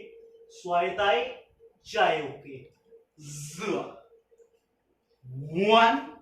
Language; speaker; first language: Vietnamese; non-native, learner; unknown